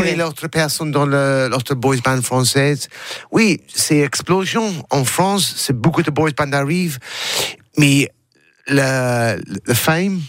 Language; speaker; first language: French; non-native, learner; English